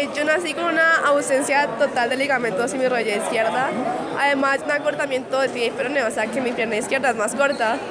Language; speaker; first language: Spanish; native; Spanish